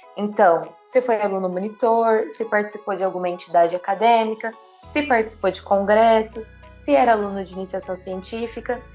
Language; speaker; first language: Portuguese; native; Portuguese